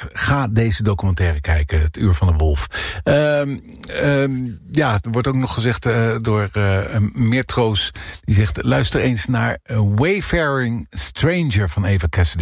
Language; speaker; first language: Dutch; native; Dutch